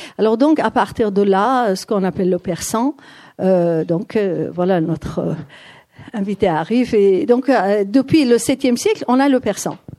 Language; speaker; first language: French; non-native, fluent; Persian